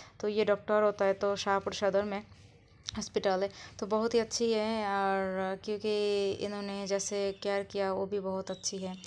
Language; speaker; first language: Hindi; non-native, learner; Bangla